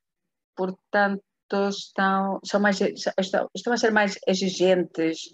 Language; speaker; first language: Spanish; non-native, fluent; Portuguese